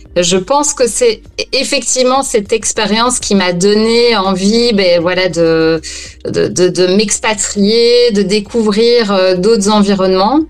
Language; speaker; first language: French; native; French